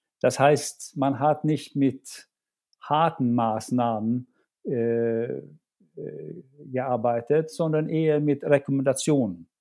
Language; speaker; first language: German; non-native, fluent; Swedish